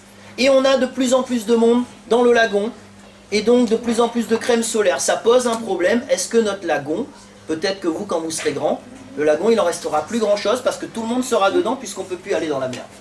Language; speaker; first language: French; native; French